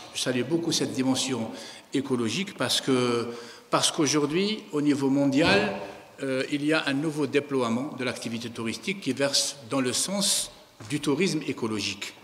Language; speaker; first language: French; non-native, local second language; Arabic